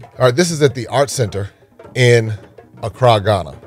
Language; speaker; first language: English; native; English